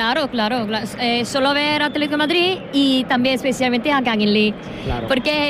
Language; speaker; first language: Spanish; non-native, learner; Korean